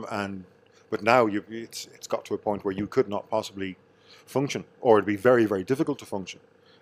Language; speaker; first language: English; native; English